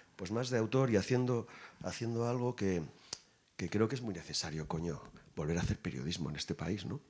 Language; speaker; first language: Spanish; native; Spanish